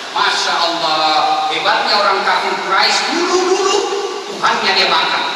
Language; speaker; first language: Indonesian; non-native, local second language; Buginese